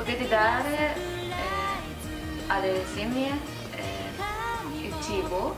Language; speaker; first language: Italian; non-native, learner; Japanese